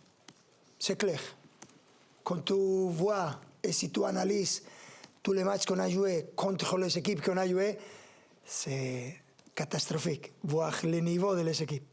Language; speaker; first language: French; non-native, learner; Spanish